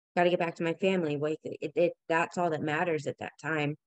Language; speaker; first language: English; native; English